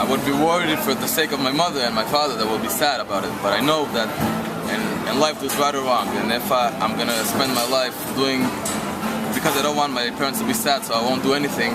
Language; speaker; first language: English; non-native, fluent; Hebrew